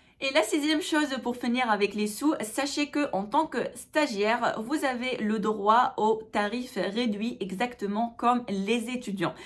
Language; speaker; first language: French; non-native, local second language; Arabic